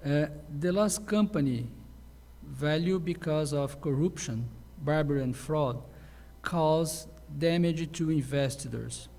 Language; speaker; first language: English; non-native, learner; Portuguese